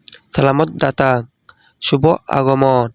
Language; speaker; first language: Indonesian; non-native, learner; Bangla